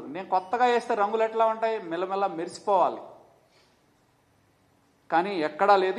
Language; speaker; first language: Telugu; native; Telugu